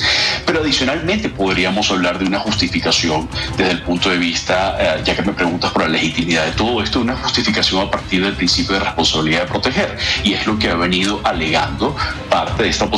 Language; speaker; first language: Spanish; native; Spanish